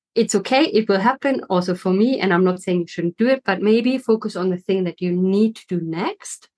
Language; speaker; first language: English; non-native, fluent; German